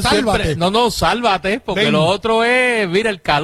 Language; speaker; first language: Spanish; native; Spanish